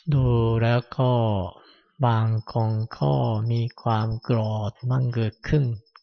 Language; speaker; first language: Thai; non-native, fluent; Japanese